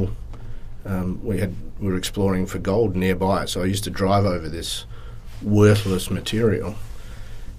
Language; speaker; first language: English; native; English